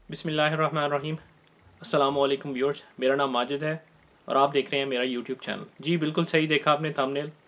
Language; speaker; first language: Urdu; native; Urdu